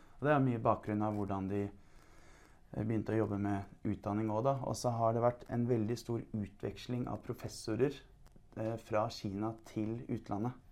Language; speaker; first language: Norwegian; native; Norwegian